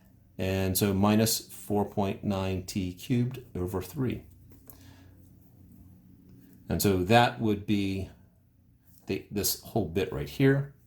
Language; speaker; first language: English; native; English